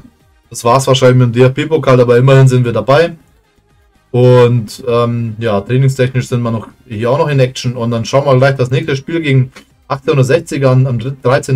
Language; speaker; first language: German; native; German